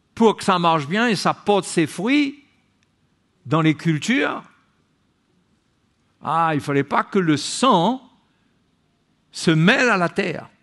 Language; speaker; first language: French; native; French